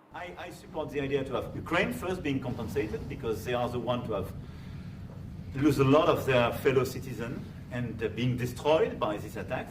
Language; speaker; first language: English; non-native, fluent; French